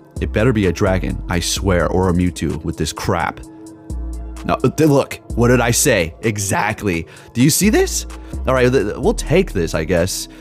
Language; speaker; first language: English; native; English